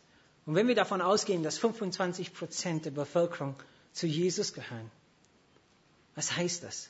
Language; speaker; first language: German; non-native, fluent; English